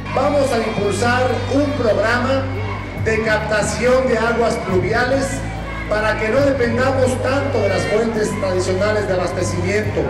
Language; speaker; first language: Spanish; native; Spanish